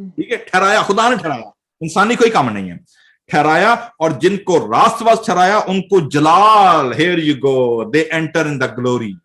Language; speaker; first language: Urdu; non-native, local second language; Punjabi